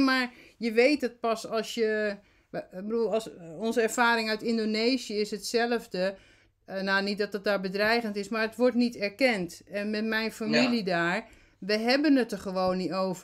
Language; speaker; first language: Dutch; native; Dutch